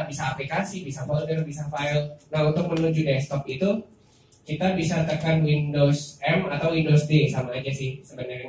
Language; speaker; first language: Indonesian; native; Indonesian